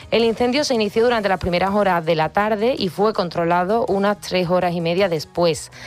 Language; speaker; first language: Spanish; native; Spanish